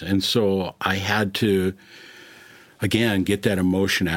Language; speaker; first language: English; native; English